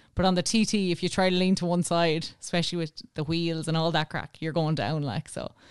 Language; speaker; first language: English; native; English